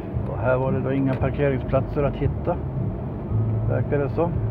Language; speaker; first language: Swedish; native; Swedish